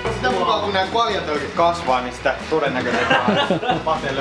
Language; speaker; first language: Finnish; native; Finnish